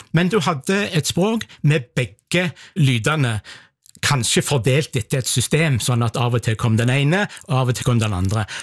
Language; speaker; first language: Norwegian; native; Norwegian